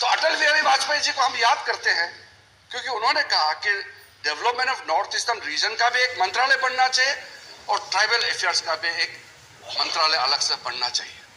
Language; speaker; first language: Hindi; non-native, local second language; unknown